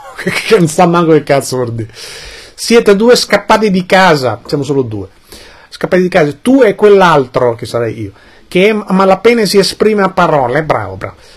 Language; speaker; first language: Italian; early bilingual, other home language; Albanian